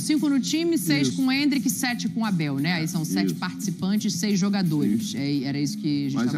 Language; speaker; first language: Portuguese; native; Portuguese